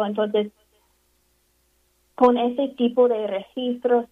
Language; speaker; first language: Spanish; non-native, fluent; English